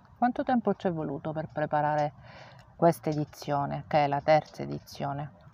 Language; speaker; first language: Italian; native; Italian